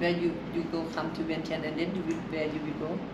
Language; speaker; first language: English; non-native, learner; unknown